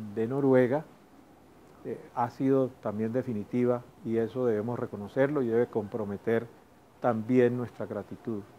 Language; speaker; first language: Spanish; native; Spanish